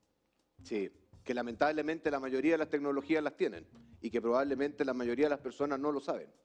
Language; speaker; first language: Spanish; native; Spanish